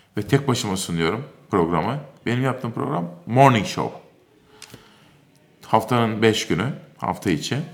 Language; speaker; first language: Turkish; native; Turkish